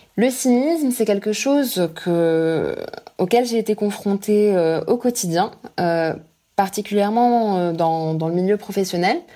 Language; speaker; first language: French; non-native, local second language; Arabic